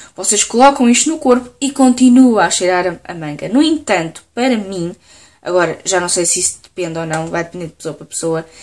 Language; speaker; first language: Portuguese; native; Portuguese